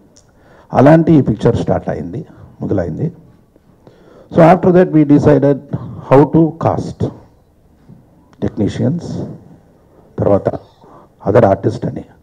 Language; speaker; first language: Telugu; non-native, fluent; Tamil